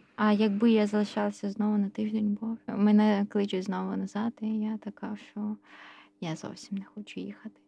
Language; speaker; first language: Ukrainian; native; Ukrainian